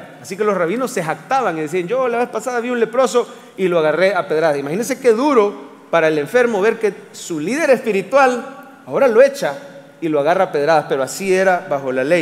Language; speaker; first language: Spanish; native; Spanish